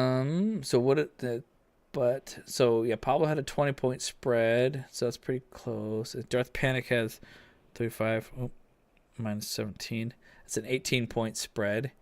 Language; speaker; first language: English; native; English